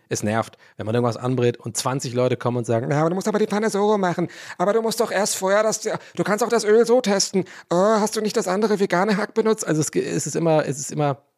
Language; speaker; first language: German; early bilingual, other home language; English